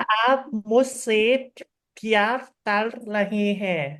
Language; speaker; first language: Hindi; non-native, learner; Thai